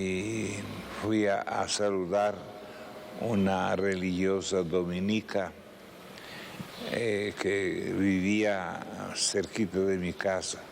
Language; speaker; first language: Spanish; non-native, fluent; Italian